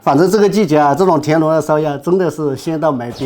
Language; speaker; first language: Chinese; native; Chinese